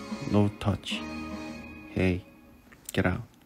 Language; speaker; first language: English; non-native, learner; Korean